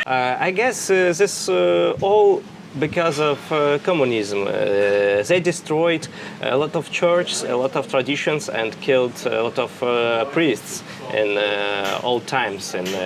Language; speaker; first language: English; non-native, fluent; Russian